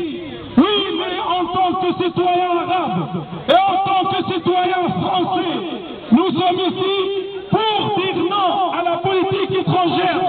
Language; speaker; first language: French; non-native, fluent; Arabic